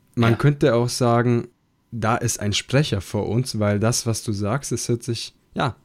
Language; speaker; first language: German; non-native, fluent; Italian